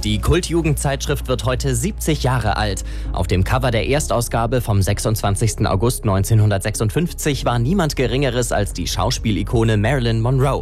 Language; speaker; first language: German; native; German